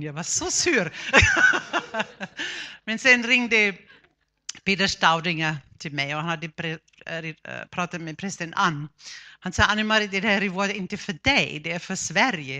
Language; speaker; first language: Swedish; non-native, fluent; German